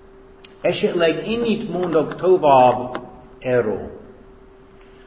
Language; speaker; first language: Hungarian; non-native, fluent; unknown